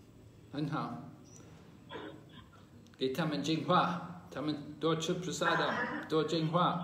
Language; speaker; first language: Chinese; non-native, fluent; English